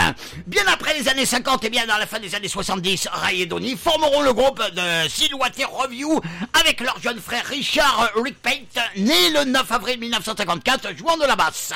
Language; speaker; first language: French; native; French